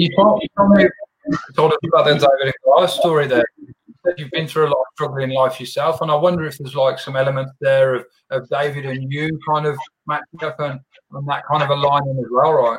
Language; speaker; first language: English; native; English